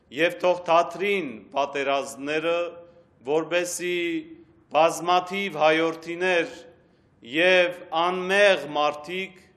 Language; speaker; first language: Armenian; early bilingual, heritage; Armenian